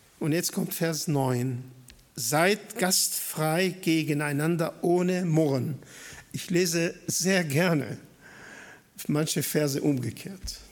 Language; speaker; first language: German; non-native, fluent; Arabic